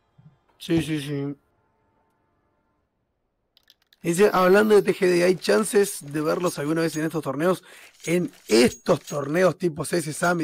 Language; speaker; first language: Spanish; native; Spanish